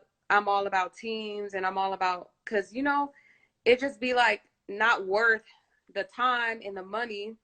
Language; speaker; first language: English; native; English